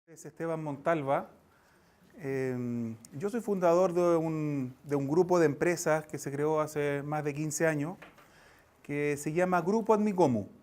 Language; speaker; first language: Spanish; native; Spanish